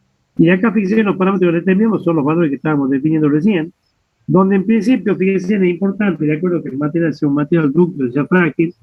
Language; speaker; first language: Spanish; native; Spanish